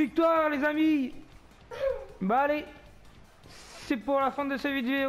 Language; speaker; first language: French; native; French